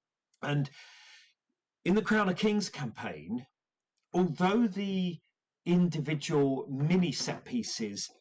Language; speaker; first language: English; native; English